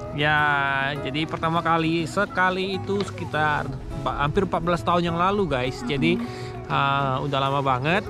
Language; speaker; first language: Indonesian; native; Indonesian